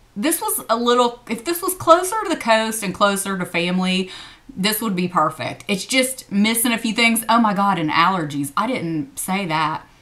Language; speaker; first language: English; native; English